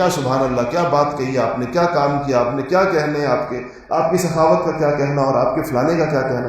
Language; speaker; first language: Urdu; native; Urdu